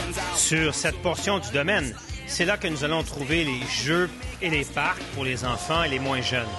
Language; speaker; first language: French; native; French